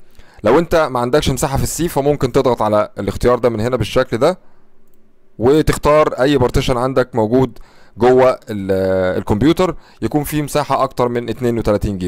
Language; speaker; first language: Arabic; native; Arabic